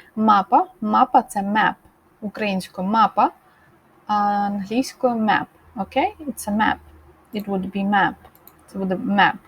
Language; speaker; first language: Ukrainian; native; Ukrainian